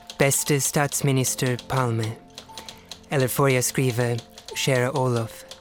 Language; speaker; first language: Swedish; non-native, fluent; English